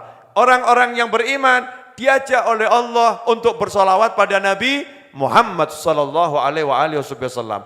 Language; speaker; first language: Indonesian; native; Indonesian